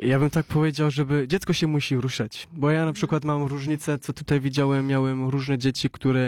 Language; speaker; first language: Polish; early bilingual, heritage; Polish